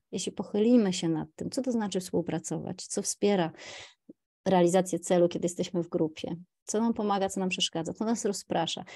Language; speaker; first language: Polish; native; Polish